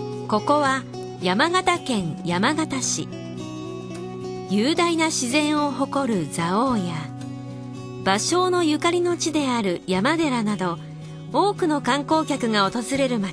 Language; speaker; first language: Japanese; native; Japanese